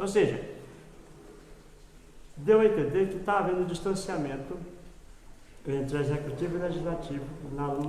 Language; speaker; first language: Portuguese; native; Portuguese